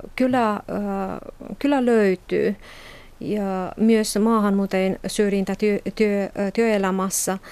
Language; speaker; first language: Finnish; non-native, fluent; Romanian